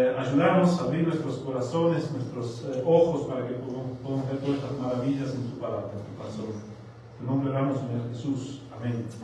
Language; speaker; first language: Spanish; non-native, fluent; German